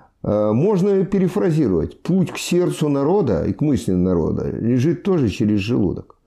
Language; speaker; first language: Russian; native; Russian